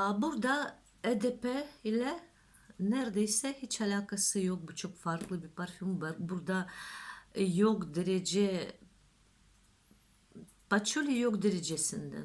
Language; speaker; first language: Turkish; non-native, learner; Russian